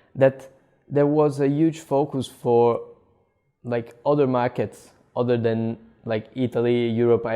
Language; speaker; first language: English; non-native, fluent; Italian